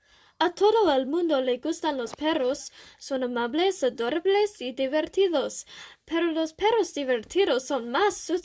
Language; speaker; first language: Spanish; non-native, learner; English